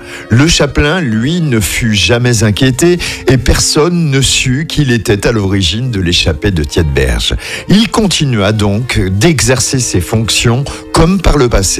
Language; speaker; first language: French; native; French